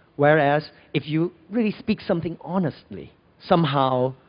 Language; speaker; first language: English; non-native, local second language; Cantonese